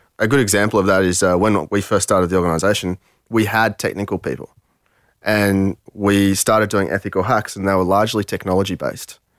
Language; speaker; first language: English; early bilingual, other home language; French